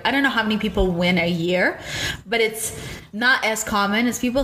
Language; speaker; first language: English; non-native, fluent; Russian